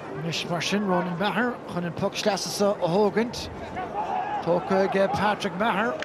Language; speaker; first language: Irish; native; Irish